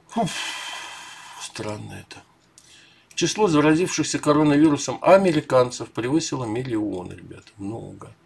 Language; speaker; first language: Russian; native; Russian